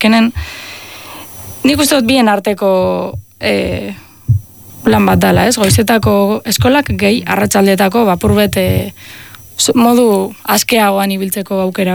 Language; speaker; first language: Basque; native; Basque